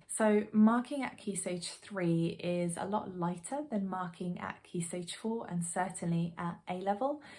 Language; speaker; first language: English; native; English